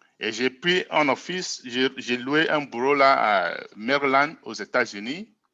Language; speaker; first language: French; non-native, local second language; English